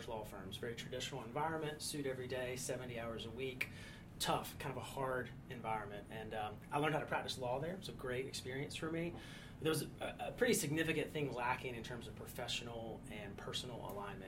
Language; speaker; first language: English; native; English